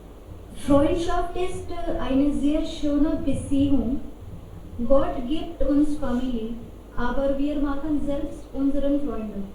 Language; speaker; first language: German; non-native, learner; Hindi